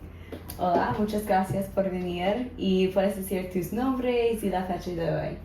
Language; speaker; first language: Spanish; non-native, learner; English